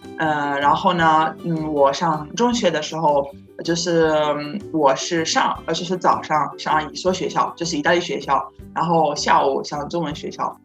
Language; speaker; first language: Chinese; non-native, fluent; Italian